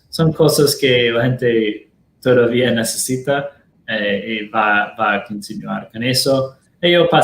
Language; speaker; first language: Spanish; non-native, fluent; Portuguese